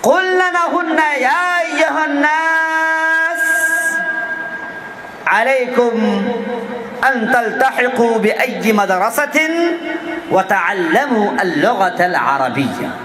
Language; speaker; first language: Arabic; non-native, fluent; Urdu